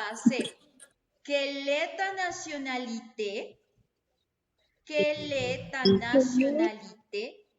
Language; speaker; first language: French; non-native, fluent; Spanish